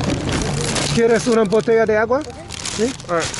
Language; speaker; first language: Spanish; non-native, learner; English